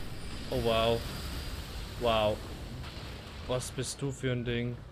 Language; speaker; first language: German; native; German